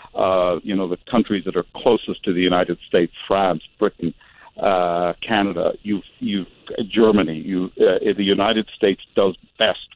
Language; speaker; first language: English; non-native, fluent; Arabic